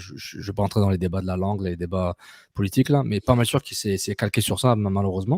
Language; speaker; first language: French; native; French